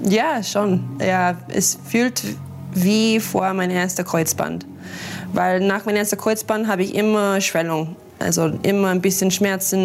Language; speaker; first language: German; non-native, learner; English